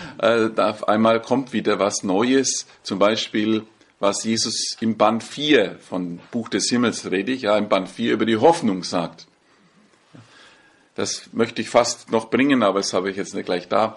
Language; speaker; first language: German; native; German